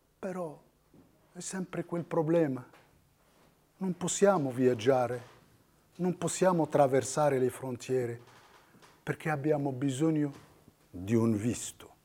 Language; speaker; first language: Italian; non-native, fluent; Arabic